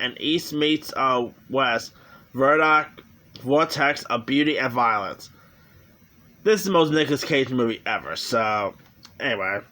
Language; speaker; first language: English; native; English